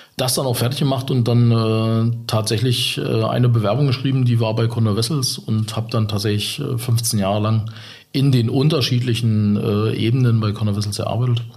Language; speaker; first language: German; native; German